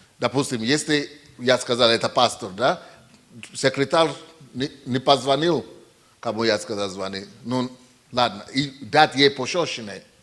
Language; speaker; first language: Russian; non-native, fluent; Yoruba